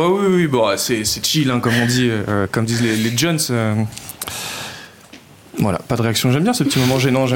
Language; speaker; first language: French; native; French